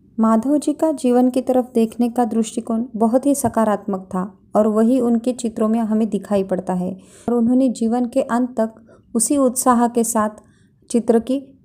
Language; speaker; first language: Hindi; non-native, local second language; Marathi